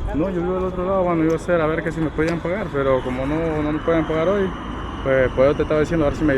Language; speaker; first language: Spanish; native; Spanish